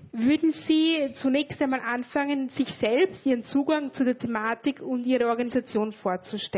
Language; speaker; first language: German; native; German